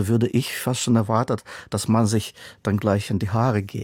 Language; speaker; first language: German; non-native, fluent; Russian